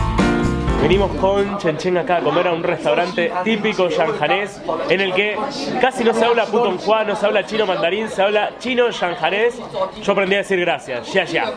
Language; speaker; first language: Spanish; native; Spanish